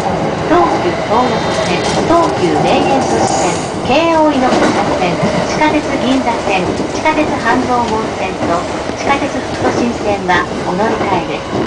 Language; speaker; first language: Japanese; native; Japanese